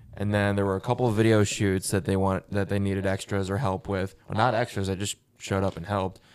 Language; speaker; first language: English; native; English